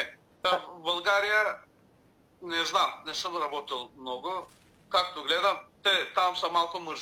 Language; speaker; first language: Bulgarian; non-native, local second language; Turkish